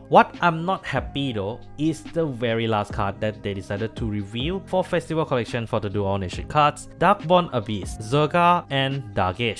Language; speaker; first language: English; non-native, fluent; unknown